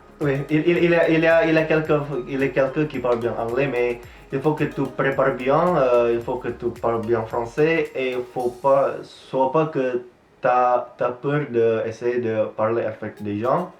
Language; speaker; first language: French; non-native, fluent; Indonesian